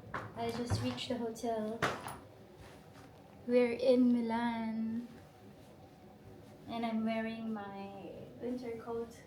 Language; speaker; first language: English; non-native, local second language; Filipino